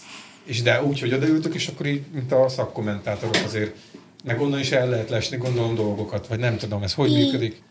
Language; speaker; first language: Hungarian; native; Hungarian